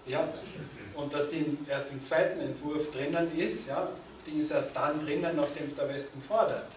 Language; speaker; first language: German; native; German